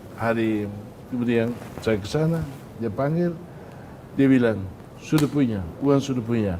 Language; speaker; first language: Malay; non-native, fluent; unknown